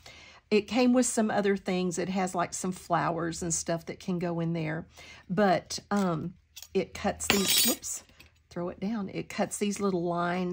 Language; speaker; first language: English; native; English